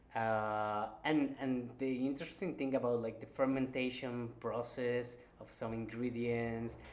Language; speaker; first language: English; non-native, fluent; Spanish